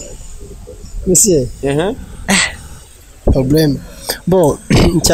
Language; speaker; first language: French; non-native, learner; Rundi